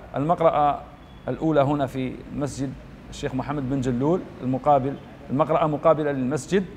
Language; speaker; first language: Arabic; native; Arabic